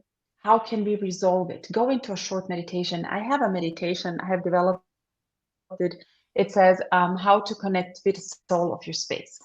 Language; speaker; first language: English; non-native, fluent; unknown